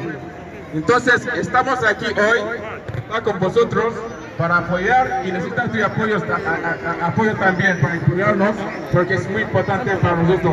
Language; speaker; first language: Spanish; non-native, learner; Igbo